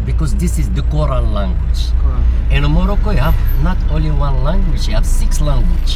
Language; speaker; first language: English; non-native, learner; Arabic